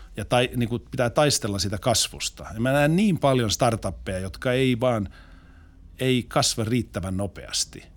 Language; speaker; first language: Finnish; non-native, local second language; Swedish